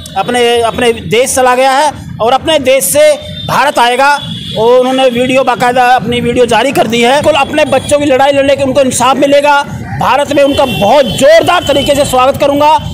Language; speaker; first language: Hindi; native; Hindi